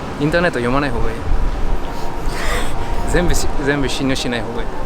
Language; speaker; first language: Japanese; non-native, learner; English